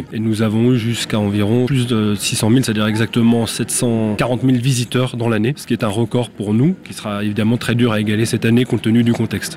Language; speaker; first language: French; native; French